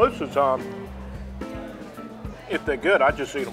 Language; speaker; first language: English; native; English